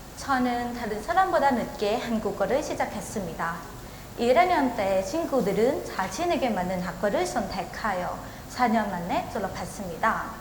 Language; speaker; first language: Korean; non-native, learner; Thai